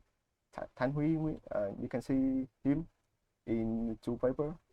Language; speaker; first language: English; non-native, learner; Vietnamese